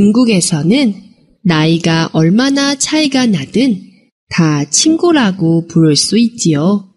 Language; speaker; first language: Korean; non-native, fluent; Chinese